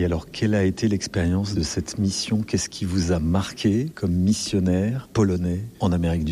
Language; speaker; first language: French; native; French